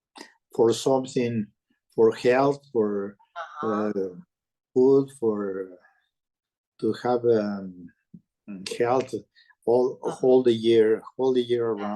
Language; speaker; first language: English; non-native, learner; Spanish